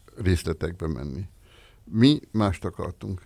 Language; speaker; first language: Hungarian; native; Hungarian